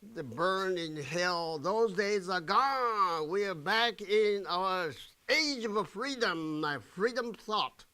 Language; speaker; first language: English; non-native, fluent; Japanese